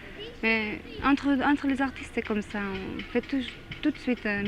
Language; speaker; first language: French; non-native, fluent; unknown